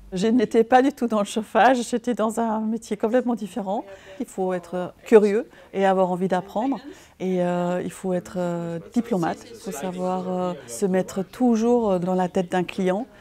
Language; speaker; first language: French; non-native, fluent; German